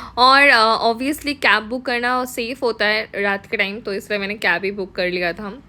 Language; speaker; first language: Hindi; non-native, local second language; Bangla